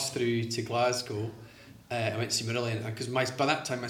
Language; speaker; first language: English; native; English